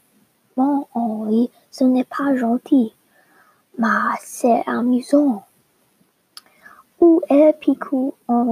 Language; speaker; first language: French; non-native, learner; English